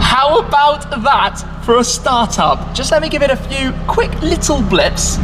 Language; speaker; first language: English; native; English